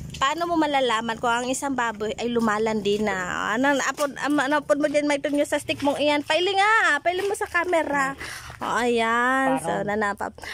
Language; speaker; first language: Filipino; non-native, local second language; Bikol